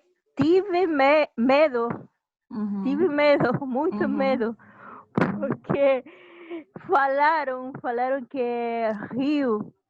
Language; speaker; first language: Portuguese; non-native, learner; Spanish